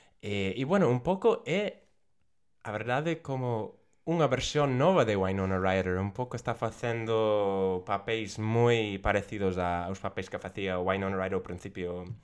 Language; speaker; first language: Galician; non-native, local second language; Spanish